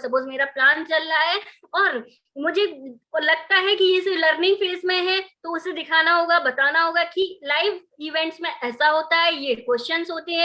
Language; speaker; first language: Hindi; native; Hindi